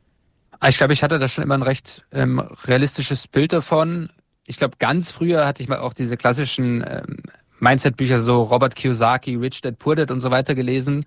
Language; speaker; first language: German; native; German